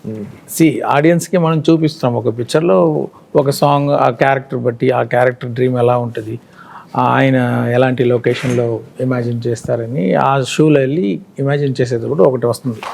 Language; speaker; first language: Telugu; non-native, local second language; Tamil